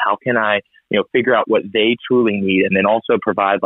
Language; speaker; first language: English; native; English